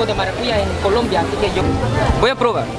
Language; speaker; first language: Spanish; non-native, fluent; Korean